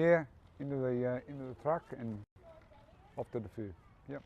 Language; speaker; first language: Dutch; early bilingual, heritage; English